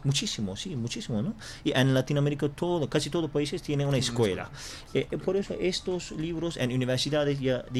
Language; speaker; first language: Spanish; non-native, learner; Turkish